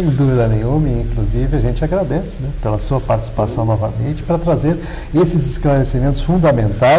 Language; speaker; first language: Portuguese; native; Portuguese